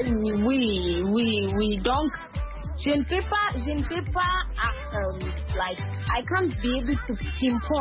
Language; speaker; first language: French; non-native, learner; Akan